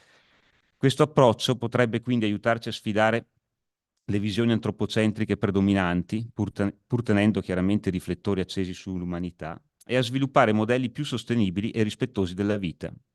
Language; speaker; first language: Italian; native; Italian